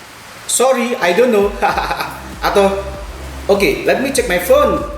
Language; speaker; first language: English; non-native, fluent; Indonesian